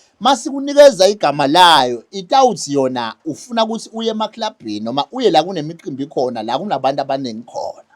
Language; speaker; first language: Zulu; native; Zulu